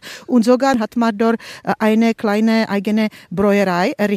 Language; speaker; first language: German; non-native, fluent; Czech